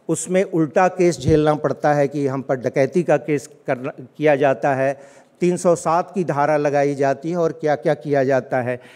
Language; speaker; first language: Hindi; native; Hindi